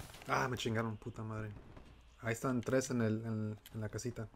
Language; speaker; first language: Spanish; native; Spanish